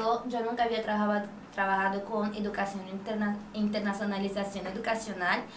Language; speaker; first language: Spanish; non-native, fluent; Portuguese